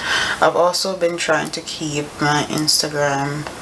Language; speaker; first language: English; native; English